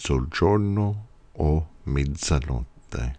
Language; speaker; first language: Italian; non-native, fluent; English